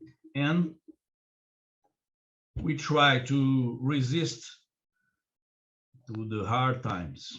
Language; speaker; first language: English; non-native, learner; Portuguese